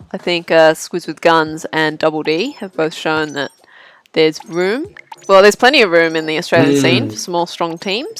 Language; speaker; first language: English; native; English